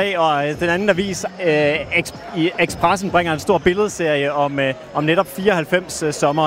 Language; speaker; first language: Danish; native; Danish